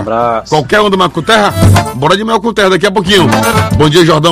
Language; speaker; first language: Portuguese; native; Portuguese